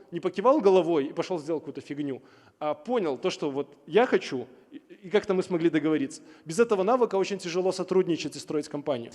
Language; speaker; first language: Russian; native; Russian